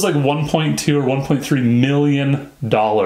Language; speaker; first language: English; native; English